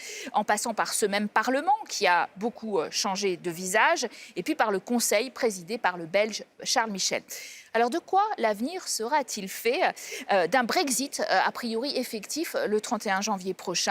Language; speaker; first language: French; native; French